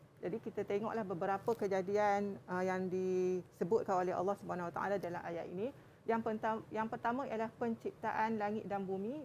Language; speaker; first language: Malay; native; Malay